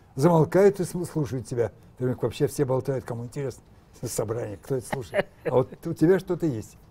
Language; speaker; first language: Russian; native; Russian